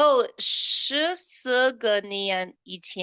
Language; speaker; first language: Chinese; non-native, learner; English